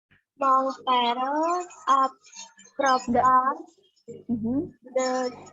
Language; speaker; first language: French; non-native, learner; Indonesian